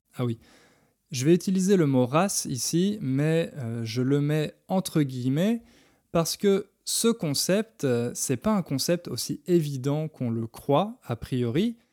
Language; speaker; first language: French; native; French